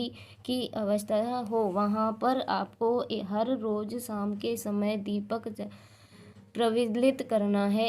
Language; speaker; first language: Hindi; native; Hindi